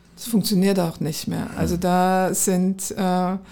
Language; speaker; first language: German; native; German